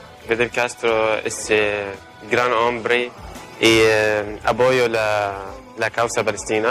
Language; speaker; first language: Spanish; non-native, learner; Arabic